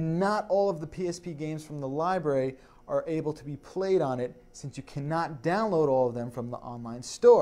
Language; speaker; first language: English; native; English